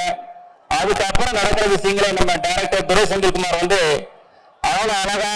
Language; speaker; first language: Tamil; native; Tamil